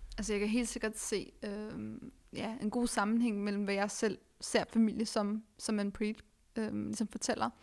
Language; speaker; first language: Danish; early bilingual, other home language; Arabic